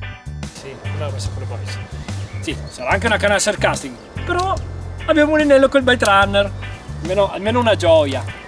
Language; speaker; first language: Italian; native; Italian